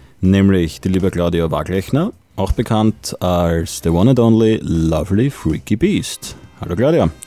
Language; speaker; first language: German; native; German